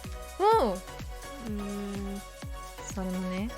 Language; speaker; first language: Japanese; non-native, learner; English